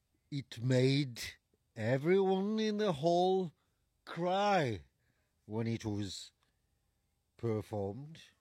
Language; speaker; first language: English; non-native, local second language; Seselwa Creole French